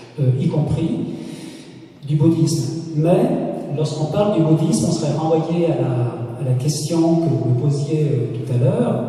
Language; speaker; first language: French; native; French